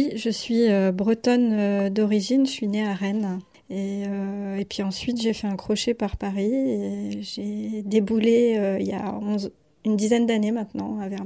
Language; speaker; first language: French; native; French